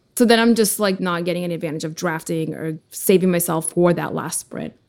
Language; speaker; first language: English; early bilingual, other home language; Russian